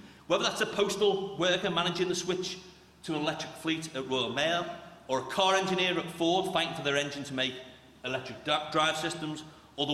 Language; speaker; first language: English; native; English